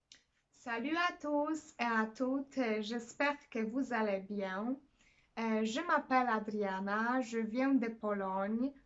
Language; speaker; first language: French; non-native, fluent; Polish